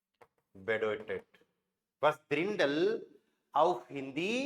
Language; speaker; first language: German; non-native, fluent; Hindi